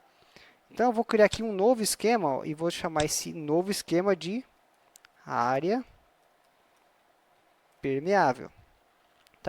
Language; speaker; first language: Portuguese; native; Portuguese